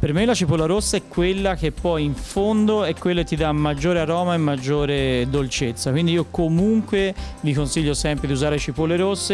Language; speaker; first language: Italian; native; Italian